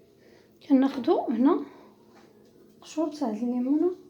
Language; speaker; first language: Arabic; native; Arabic